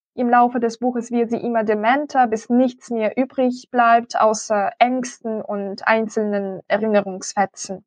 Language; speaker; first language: German; non-native, fluent; Russian